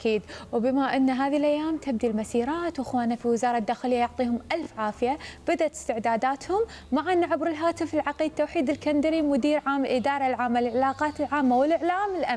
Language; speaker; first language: Arabic; native; Arabic